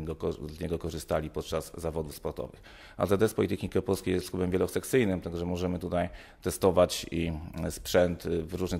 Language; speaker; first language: Polish; native; Polish